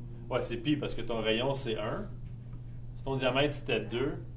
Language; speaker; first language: French; native; French